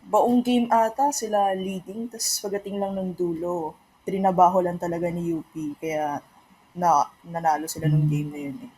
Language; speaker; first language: Filipino; native; Filipino